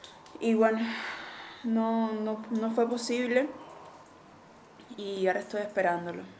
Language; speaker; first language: Spanish; native; Spanish